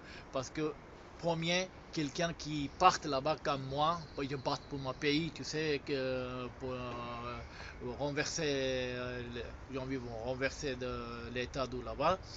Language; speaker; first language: French; non-native, fluent; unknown